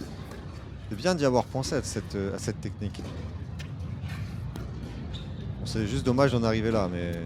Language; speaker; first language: French; native; French